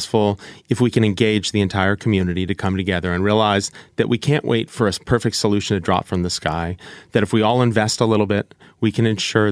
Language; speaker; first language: English; native; English